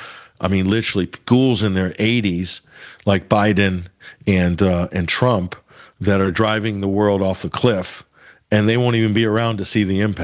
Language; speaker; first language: English; native; English